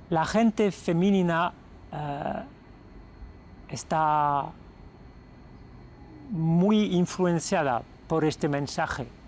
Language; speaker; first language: Spanish; non-native, fluent; French